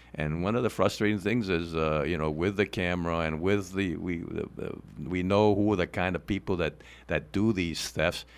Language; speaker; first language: English; non-native, local second language; Spanish